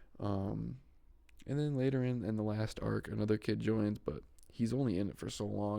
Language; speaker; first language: English; native; English